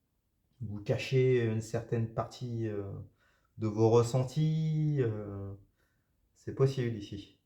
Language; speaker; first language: French; native; French